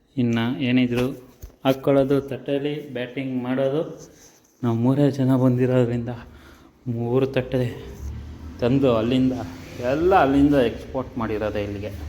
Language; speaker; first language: Kannada; non-native, local second language; Telugu